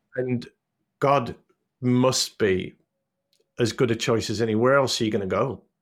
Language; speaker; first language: English; native; English